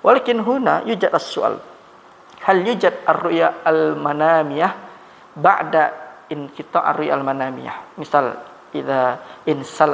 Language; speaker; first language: Arabic; non-native, fluent; Malay